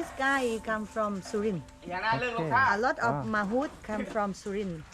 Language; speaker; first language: English; non-native, learner; Thai